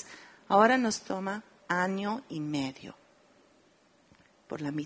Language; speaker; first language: Spanish; early bilingual, heritage; Spanish